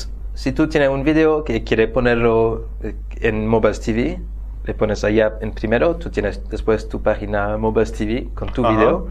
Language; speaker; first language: Spanish; non-native, fluent; French